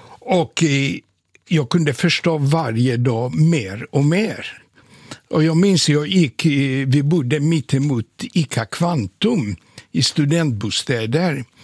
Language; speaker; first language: Swedish; non-native, fluent; Polish